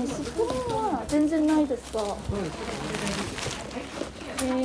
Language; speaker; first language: Japanese; non-native, learner; Korean